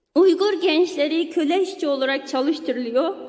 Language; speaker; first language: Turkish; non-native, fluent; Uyghur